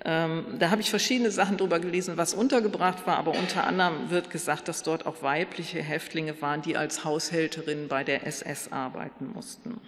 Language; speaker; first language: German; native; German